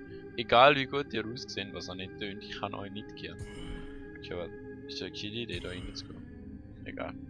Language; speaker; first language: German; native; German